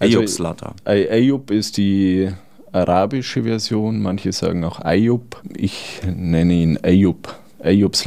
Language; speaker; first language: German; native; German